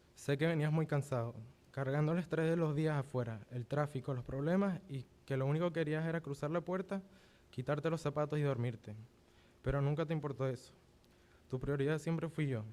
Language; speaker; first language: Spanish; early bilingual, other home language; English